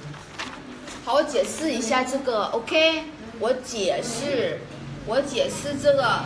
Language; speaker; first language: Chinese; non-native, fluent; Vietnamese